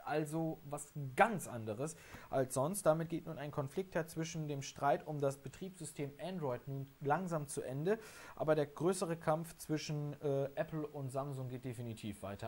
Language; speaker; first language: German; native; German